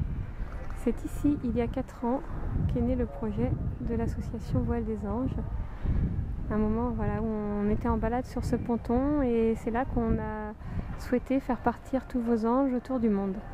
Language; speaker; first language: French; native; French